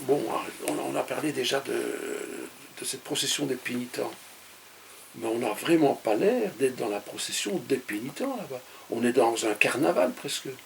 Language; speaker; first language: French; native; French